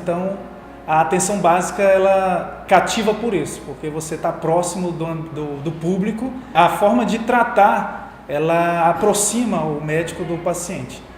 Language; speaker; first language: Portuguese; native; Portuguese